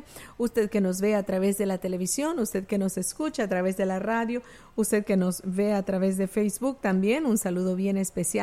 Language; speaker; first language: Spanish; native; Spanish